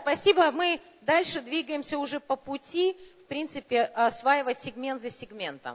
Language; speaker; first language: Russian; native; Russian